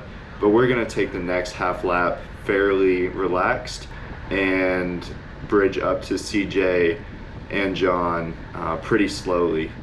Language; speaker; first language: English; native; English